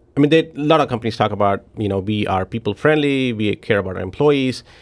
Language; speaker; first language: English; non-native, local second language; Hindi